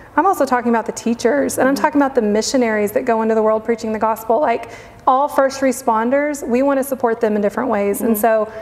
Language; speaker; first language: English; native; English